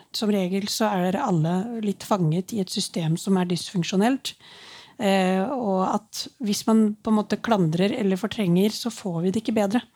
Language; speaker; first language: Norwegian; early bilingual, other home language; Urdu